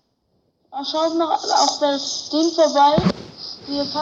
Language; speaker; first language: German; native; German